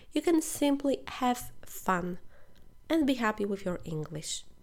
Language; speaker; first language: English; non-native, fluent; Polish